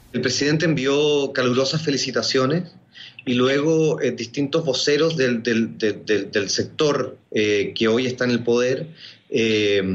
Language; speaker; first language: Spanish; native; Spanish